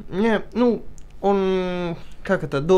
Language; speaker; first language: Russian; early bilingual, heritage; Italian